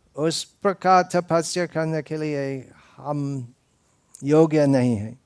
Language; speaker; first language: Hindi; non-native, fluent; English